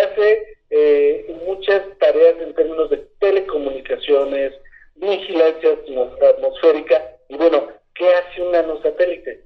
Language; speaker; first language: Spanish; native; Spanish